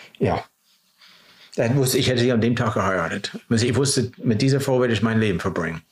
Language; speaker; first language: German; non-native, fluent; English